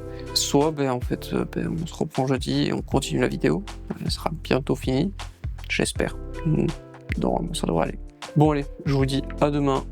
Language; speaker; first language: French; native; French